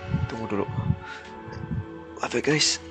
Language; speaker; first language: Indonesian; native; Indonesian